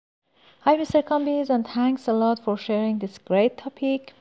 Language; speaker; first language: English; non-native, learner; Persian